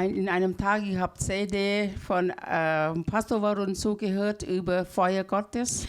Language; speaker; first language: German; non-native, learner; Thai